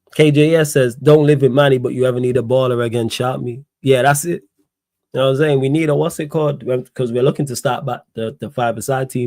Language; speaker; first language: English; native; English